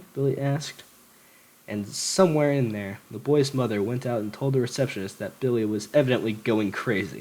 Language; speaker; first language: English; native; English